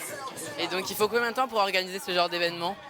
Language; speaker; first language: French; native; French